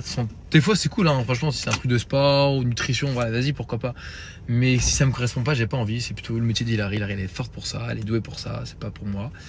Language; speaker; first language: French; native; French